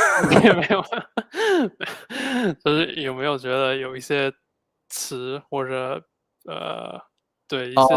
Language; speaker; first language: Chinese; non-native, fluent; English